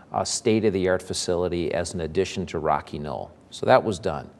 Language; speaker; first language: English; native; English